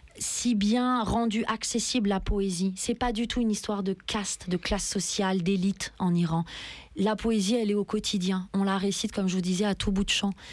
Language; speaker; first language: French; early bilingual, other home language; Persian